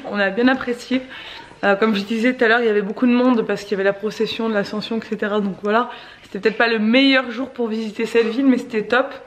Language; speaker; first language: French; native; French